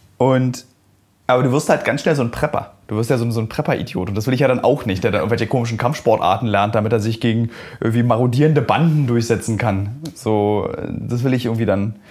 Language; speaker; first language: German; native; German